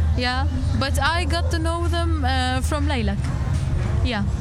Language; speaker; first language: English; non-native, fluent; Arabic